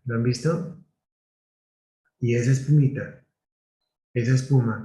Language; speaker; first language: Spanish; native; Spanish